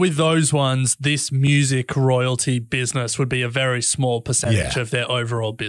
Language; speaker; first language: English; native; English